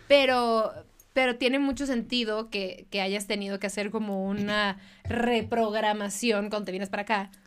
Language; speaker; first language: Spanish; native; Spanish